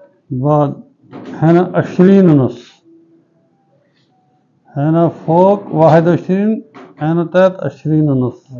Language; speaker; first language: Arabic; non-native, learner; Urdu